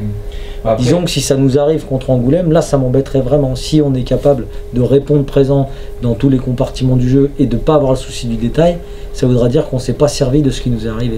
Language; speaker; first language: French; native; French